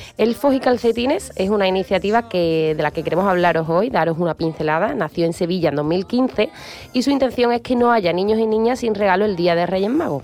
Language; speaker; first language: Spanish; native; Spanish